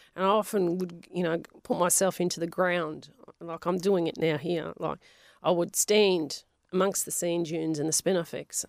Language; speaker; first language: English; non-native, local second language; Polish